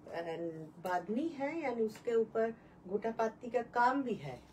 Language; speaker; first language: Hindi; non-native, local second language; Bangla